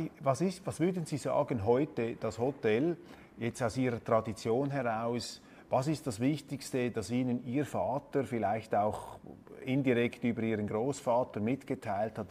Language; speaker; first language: German; native; German